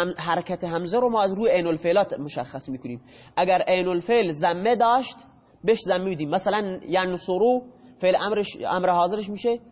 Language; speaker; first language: Persian; non-native, local second language; Baluchi